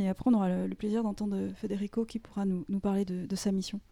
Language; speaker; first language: French; native; French